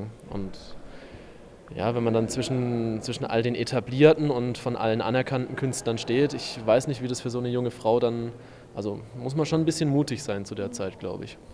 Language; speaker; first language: German; native; German